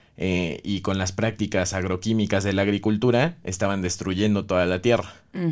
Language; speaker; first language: Spanish; native; Spanish